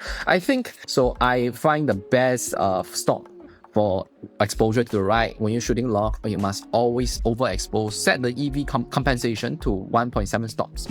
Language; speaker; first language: English; non-native, fluent; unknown